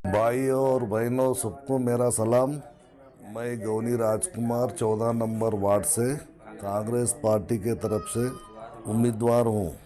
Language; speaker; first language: Hindi; non-native, local second language; Telugu